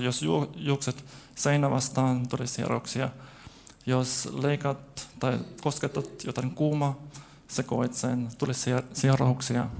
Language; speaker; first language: Finnish; non-native, fluent; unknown